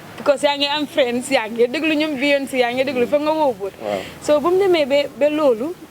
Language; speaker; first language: Wolof; non-native, local second language; Jola-Fonyi